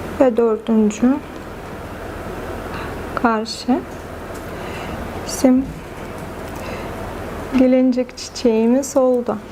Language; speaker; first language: Turkish; non-native, fluent; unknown